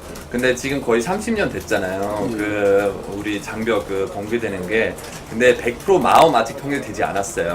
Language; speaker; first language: Korean; non-native, fluent; German